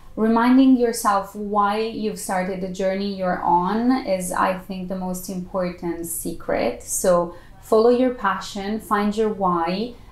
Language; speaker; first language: English; non-native, fluent; Italian